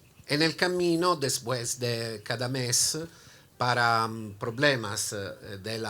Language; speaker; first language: Spanish; non-native, learner; Italian